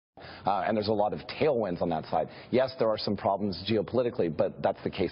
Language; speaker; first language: English; native; English